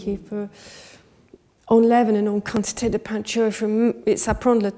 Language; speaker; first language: French; non-native, fluent; English